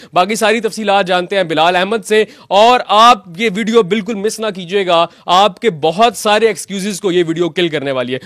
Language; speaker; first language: Urdu; non-native, local second language; Punjabi